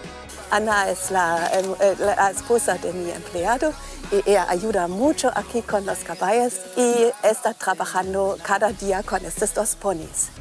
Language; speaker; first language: Spanish; non-native, fluent; German